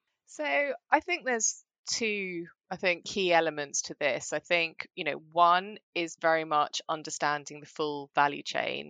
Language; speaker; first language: English; early bilingual, other home language; German